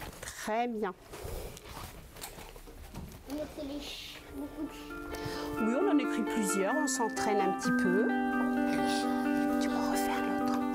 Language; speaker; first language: French; native; French